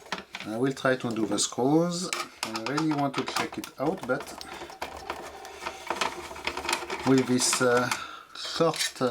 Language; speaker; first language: English; non-native, fluent; French